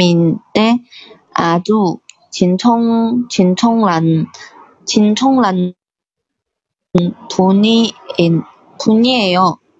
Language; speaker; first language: Korean; non-native, learner; Chinese